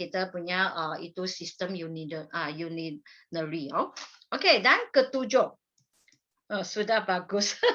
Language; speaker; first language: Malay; non-native, local second language; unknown